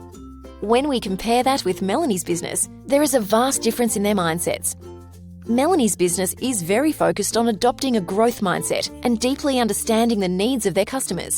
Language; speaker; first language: English; native; English